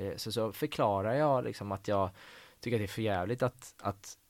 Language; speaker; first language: Swedish; early bilingual, other home language; Persian